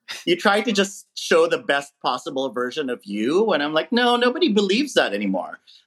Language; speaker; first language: English; non-native, local second language; Filipino